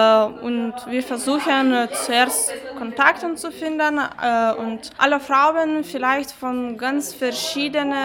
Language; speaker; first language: German; non-native, learner; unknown